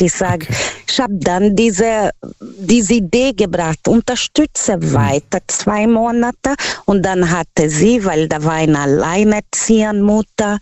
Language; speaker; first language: German; non-native, learner; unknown